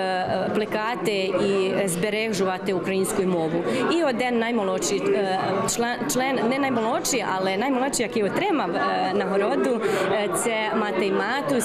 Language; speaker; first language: Ukrainian; early bilingual, heritage; Ukrainian